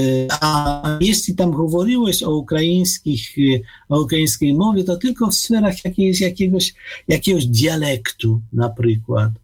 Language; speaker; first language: Polish; non-native, fluent; Ukrainian